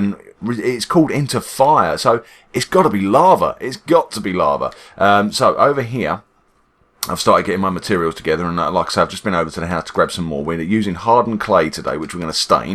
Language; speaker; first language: English; native; English